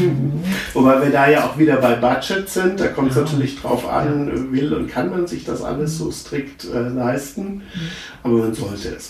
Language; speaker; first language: German; native; German